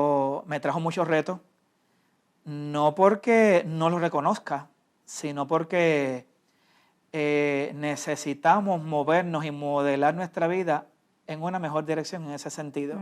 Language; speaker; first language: Spanish; native; Spanish